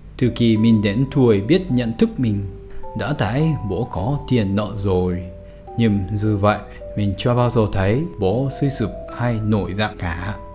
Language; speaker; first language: Vietnamese; non-native, fluent; Japanese